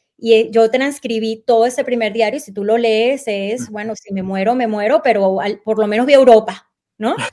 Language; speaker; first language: Spanish; native; Spanish